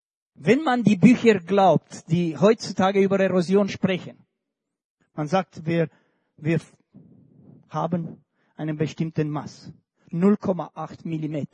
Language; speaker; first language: German; non-native, fluent; Romanian